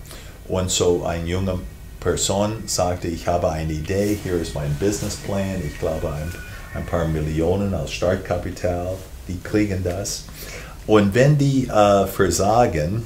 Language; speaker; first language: German; non-native, fluent; English